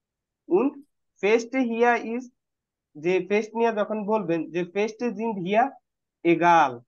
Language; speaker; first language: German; non-native, fluent; Bangla